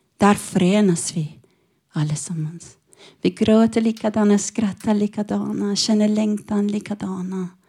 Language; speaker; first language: Swedish; non-native, fluent; Persian